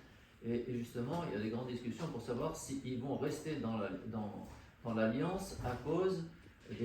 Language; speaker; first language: French; native; French